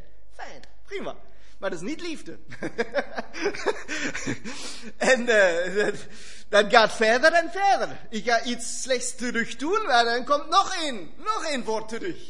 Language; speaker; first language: Dutch; non-native, fluent; German